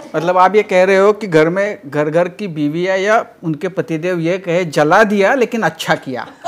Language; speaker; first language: Hindi; non-native, local second language; Marathi